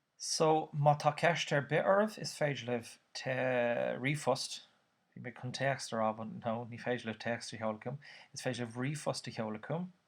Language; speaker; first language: Irish; native; Irish